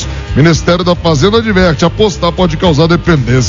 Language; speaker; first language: Portuguese; native; Portuguese